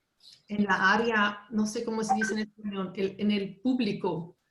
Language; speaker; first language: Spanish; non-native, fluent; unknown